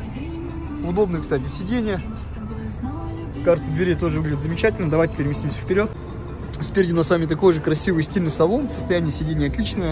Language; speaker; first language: Russian; native; Russian